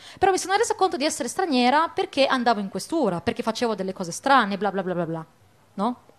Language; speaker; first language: Italian; early bilingual, other home language; Arabic